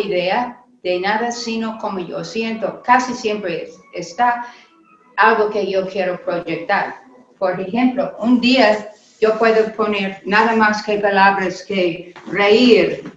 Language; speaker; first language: Spanish; non-native, learner; English